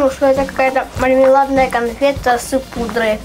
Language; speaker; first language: Russian; native; Russian